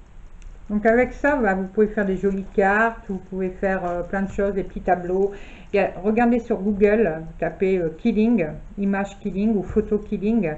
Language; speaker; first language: French; native; French